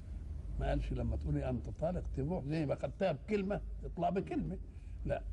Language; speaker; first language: Arabic; native; Arabic